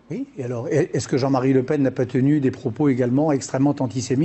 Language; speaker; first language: French; native; French